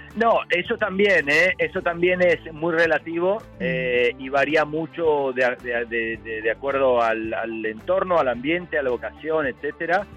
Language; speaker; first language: Spanish; native; Spanish